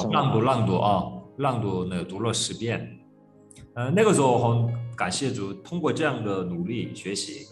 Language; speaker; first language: Chinese; non-native, fluent; Korean